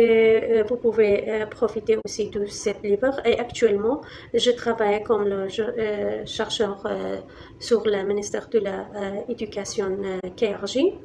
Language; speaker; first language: French; non-native, fluent; Kurdish